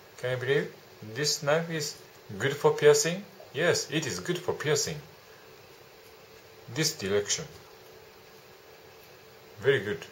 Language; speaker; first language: English; non-native, learner; Japanese